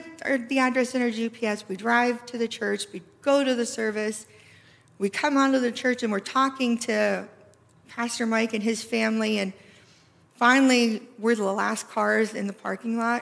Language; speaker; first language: English; native; English